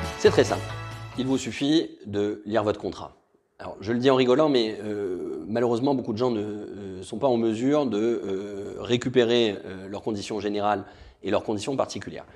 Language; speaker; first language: French; native; French